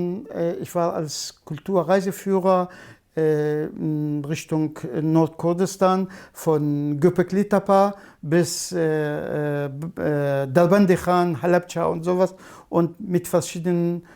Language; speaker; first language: German; non-native, fluent; Kurdish